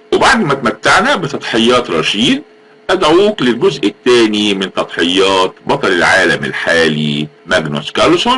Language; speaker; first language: Arabic; native; Arabic